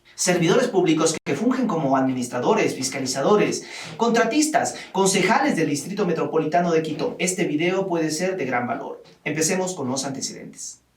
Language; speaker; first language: Spanish; native; Spanish